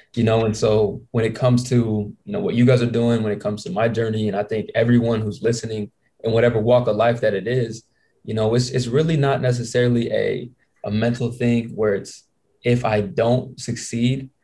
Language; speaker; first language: English; native; English